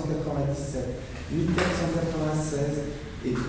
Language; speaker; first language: French; native; French